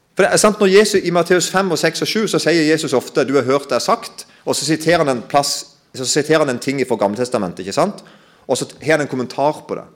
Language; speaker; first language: Norwegian; native; Norwegian